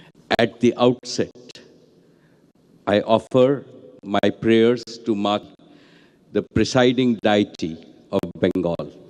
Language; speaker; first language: English; non-native, local second language; Gujarati